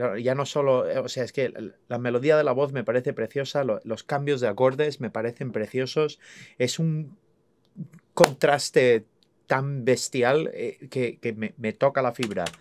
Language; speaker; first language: Spanish; non-native, fluent; English